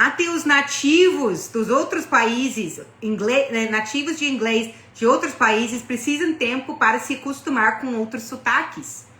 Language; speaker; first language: Portuguese; non-native, fluent; English